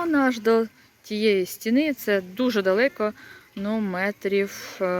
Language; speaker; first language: Ukrainian; native; Ukrainian